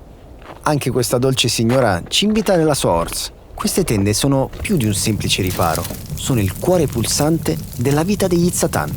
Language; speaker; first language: Italian; native; Italian